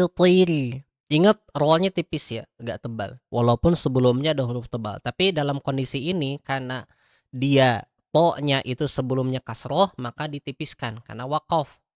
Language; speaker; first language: Indonesian; native; Indonesian